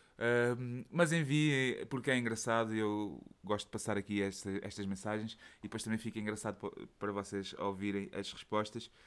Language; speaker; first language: Portuguese; native; Portuguese